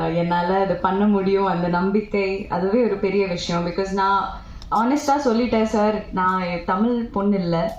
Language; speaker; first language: Tamil; non-native, local second language; Malayalam